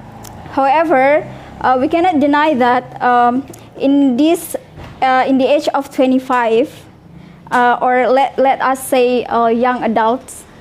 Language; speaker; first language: English; non-native, fluent; Indonesian